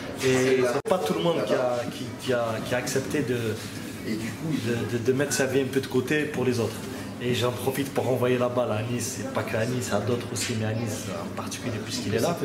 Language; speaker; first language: French; native; French